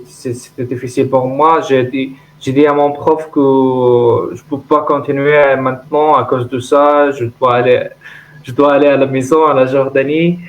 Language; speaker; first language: French; non-native, learner; Arabic